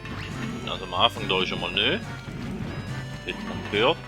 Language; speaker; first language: German; native; German